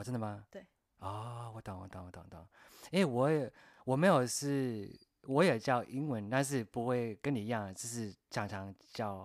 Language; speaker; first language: Chinese; non-native, fluent; English